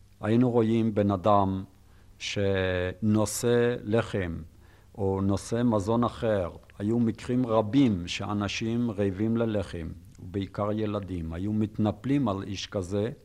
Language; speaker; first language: Hebrew; non-native, fluent; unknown